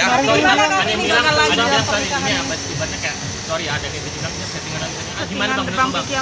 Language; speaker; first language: Indonesian; native; Indonesian